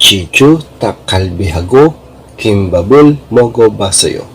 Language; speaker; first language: Korean; non-native, learner; Filipino